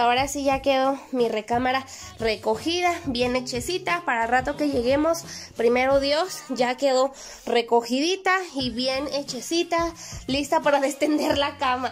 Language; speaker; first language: Spanish; native; Spanish